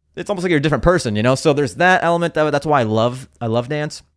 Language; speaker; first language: English; native; English